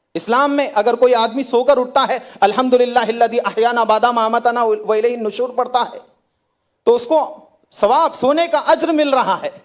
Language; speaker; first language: Hindi; native; Hindi